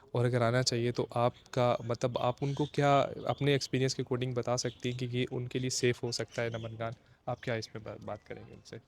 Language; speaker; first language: Hindi; native; Hindi